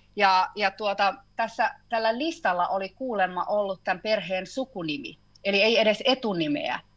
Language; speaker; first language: Finnish; native; Finnish